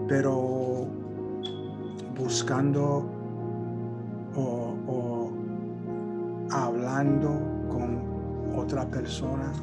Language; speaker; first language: Spanish; early bilingual, heritage; Spanish